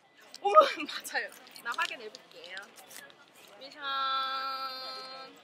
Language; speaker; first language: Korean; non-native, learner; English